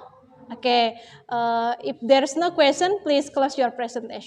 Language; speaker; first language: English; non-native, learner; Indonesian